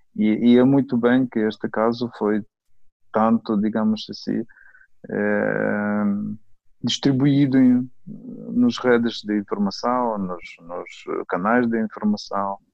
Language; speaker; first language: Portuguese; non-native, fluent; Ukrainian